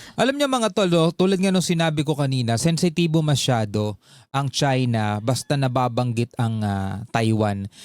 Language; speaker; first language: Filipino; native; Filipino